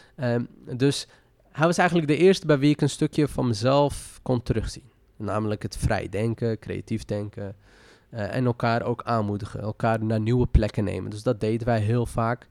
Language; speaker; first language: Dutch; early bilingual, other home language; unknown